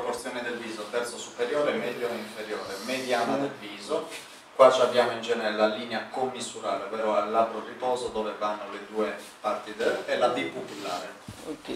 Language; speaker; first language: Italian; native; Italian